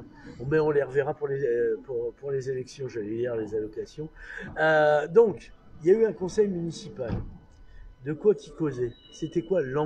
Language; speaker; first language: French; native; French